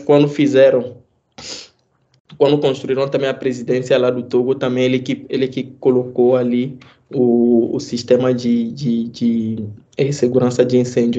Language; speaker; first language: Portuguese; non-native, fluent; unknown